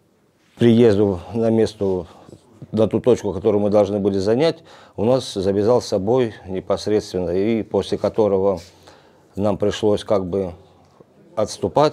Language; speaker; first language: Russian; native; Russian